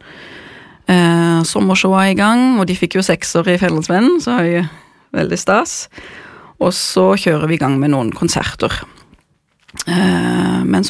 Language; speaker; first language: Norwegian; non-native, fluent; German